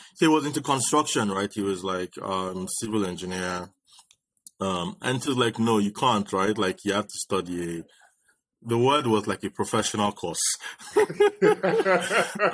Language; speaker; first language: English; non-native, local second language; Yoruba